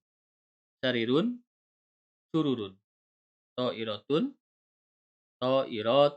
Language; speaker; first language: Arabic; non-native, fluent; Indonesian